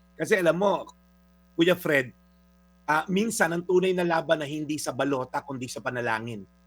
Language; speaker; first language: Filipino; native; Filipino